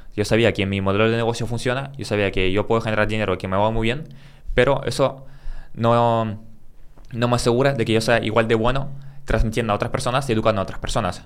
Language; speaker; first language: Spanish; early bilingual, other home language; Russian